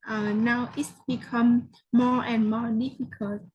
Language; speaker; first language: English; non-native, learner; Vietnamese